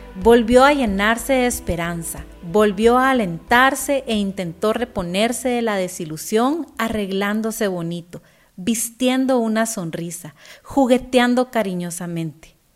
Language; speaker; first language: Spanish; native; Spanish